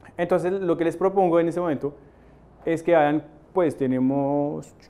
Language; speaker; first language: Spanish; non-native, fluent; French